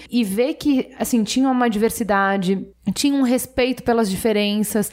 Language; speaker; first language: Portuguese; native; Portuguese